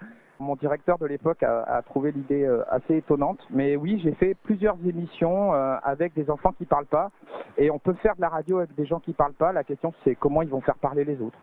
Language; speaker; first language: French; native; French